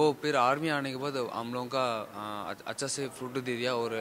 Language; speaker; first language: Hindi; non-native, local second language; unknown